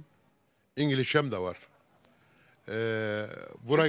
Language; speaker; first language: Turkish; early bilingual, heritage; Turkish